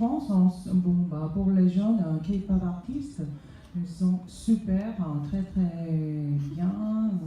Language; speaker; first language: French; non-native, fluent; Korean